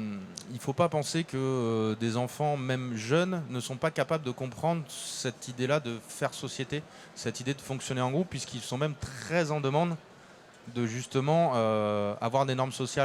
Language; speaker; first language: French; native; French